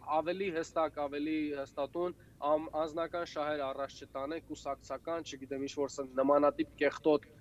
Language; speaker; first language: Armenian; native; Armenian